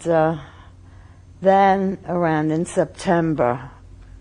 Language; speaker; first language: English; early bilingual, other home language; German